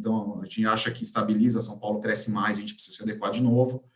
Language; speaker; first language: Portuguese; native; Portuguese